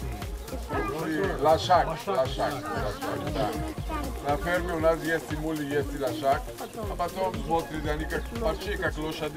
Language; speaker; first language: Russian; non-native, learner; Greek